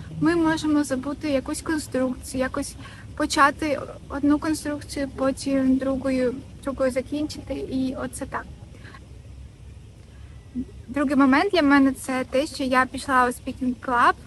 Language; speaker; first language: Ukrainian; non-native, local second language; Russian